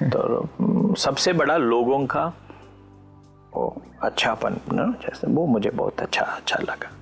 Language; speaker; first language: Hindi; non-native, local second language; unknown